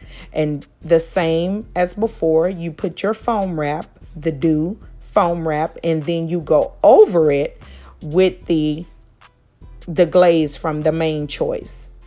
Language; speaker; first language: English; native; English